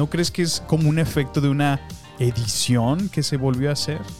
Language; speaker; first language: Spanish; native; Spanish